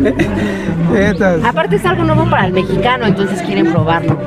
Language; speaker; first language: Spanish; native; Spanish